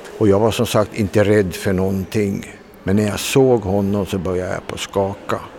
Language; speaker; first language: Swedish; native; Swedish